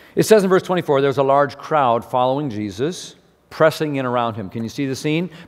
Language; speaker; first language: English; native; English